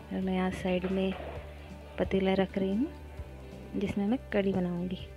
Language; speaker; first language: Hindi; non-native, local second language; Marathi